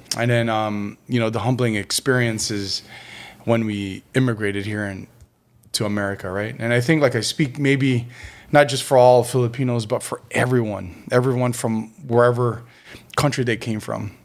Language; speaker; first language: English; early bilingual, other home language; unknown